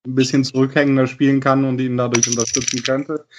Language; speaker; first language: German; native; German